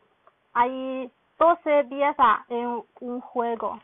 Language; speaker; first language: Spanish; non-native, learner; Chinese